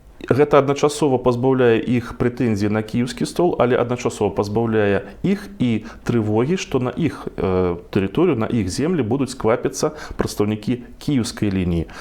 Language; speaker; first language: Belarusian; non-native, local second language; Russian